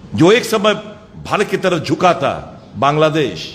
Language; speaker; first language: Hindi; non-native, local second language; Bangla